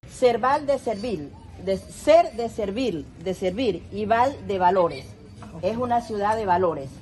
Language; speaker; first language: Spanish; native; Spanish